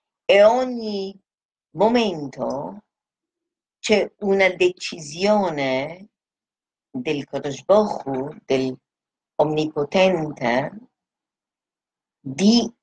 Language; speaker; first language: Italian; non-native, fluent; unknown